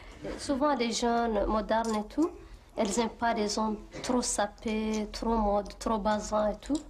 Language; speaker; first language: French; non-native, local second language; Arabic